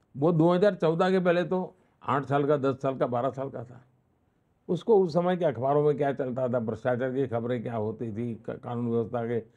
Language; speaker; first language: Hindi; non-native, local second language; Gujarati